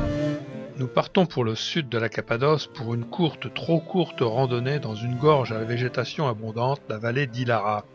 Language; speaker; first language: French; native; French